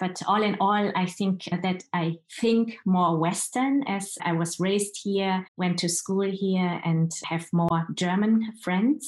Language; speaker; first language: English; non-native, fluent; Chinese